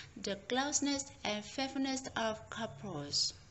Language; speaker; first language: English; non-native, fluent; Vietnamese